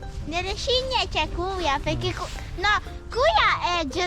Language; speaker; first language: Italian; early bilingual, other home language; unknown